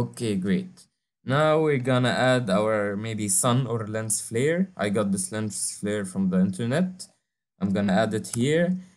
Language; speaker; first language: English; non-native, fluent; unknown